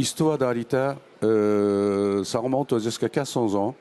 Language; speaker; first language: French; non-native, fluent; Japanese